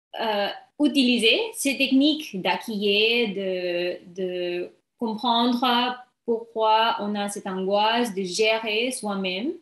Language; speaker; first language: French; non-native, learner; English